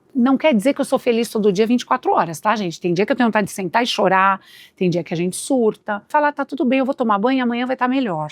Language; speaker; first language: Portuguese; native; Portuguese